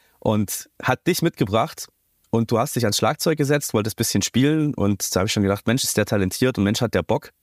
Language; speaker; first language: German; native; German